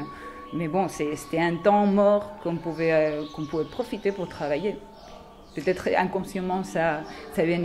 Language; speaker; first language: French; non-native, fluent; Spanish